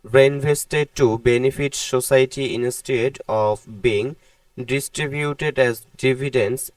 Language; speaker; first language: English; non-native, local second language; Bangla